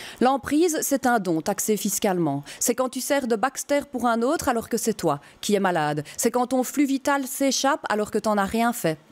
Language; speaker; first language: French; native; French